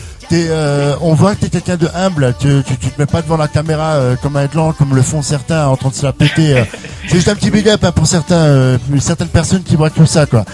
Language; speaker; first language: French; native; French